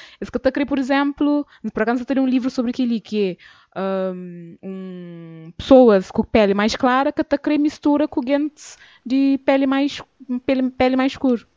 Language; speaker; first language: Portuguese; non-native, local second language; Kabuverdianu